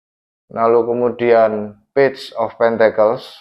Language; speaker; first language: Indonesian; native; Indonesian